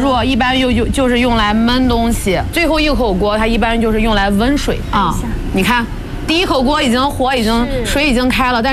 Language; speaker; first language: Chinese; native; Chinese